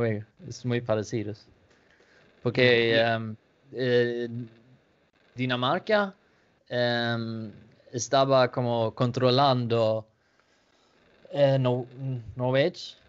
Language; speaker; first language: Spanish; non-native, learner; Danish